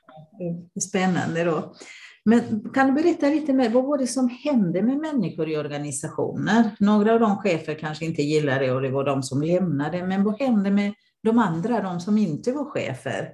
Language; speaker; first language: Swedish; non-native, fluent; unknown